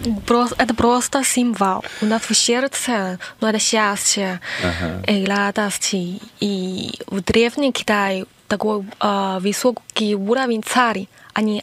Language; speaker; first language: Russian; non-native, learner; Chinese